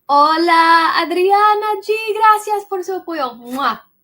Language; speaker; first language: Spanish; early bilingual, heritage; English